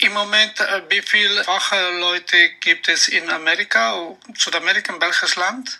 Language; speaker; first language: German; non-native, learner; Spanish